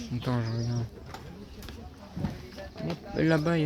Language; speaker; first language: French; native; French